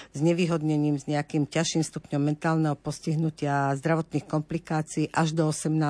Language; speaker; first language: Slovak; native; Slovak